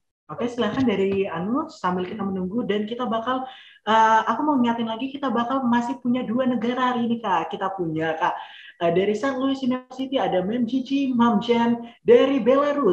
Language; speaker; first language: Indonesian; native; Indonesian